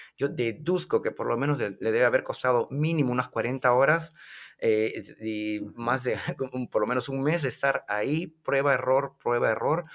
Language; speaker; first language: Spanish; native; Spanish